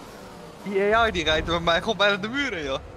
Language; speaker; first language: Dutch; native; Dutch